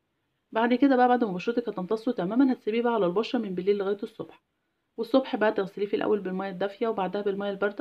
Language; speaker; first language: Arabic; native; Arabic